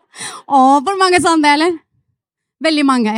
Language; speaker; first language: Norwegian; non-native, fluent; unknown